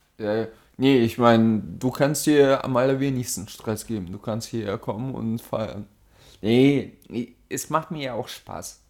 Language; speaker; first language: German; early bilingual, other home language; Russian